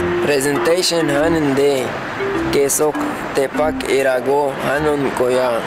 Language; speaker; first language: Korean; non-native, learner; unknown